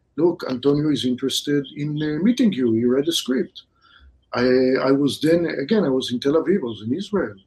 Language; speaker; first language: English; non-native, fluent; Hebrew